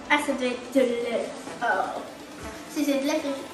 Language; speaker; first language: French; native; French